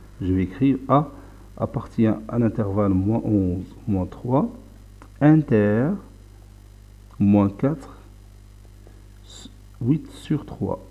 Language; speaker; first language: French; non-native, local second language; Arabic